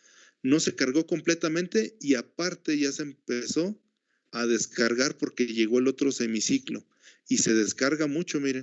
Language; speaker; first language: Spanish; native; Spanish